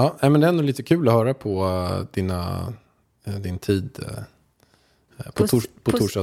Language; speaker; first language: Swedish; native; Swedish